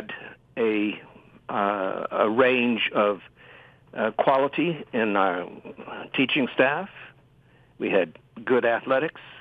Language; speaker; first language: English; native; English